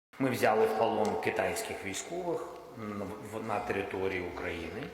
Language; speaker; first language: Ukrainian; non-native, local second language; Russian